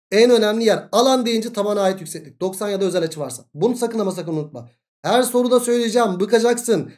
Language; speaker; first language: Turkish; native; Turkish